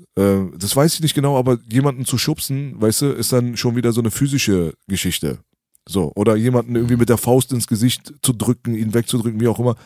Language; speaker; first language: German; early bilingual, other home language; Persian